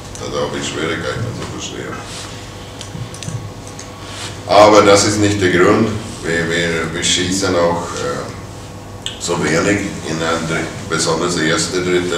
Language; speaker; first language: German; non-native, fluent; Swedish